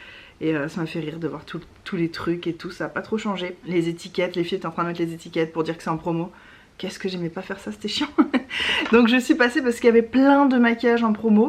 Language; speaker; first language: French; native; French